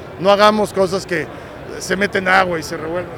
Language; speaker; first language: Spanish; native; Spanish